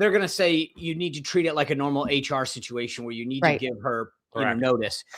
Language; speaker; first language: English; native; English